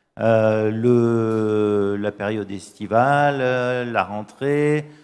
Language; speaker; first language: French; native; French